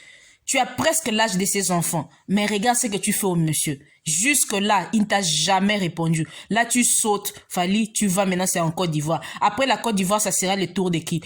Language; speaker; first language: French; non-native, local second language; Lingala